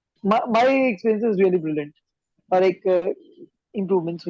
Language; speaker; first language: Hindi; native; Hindi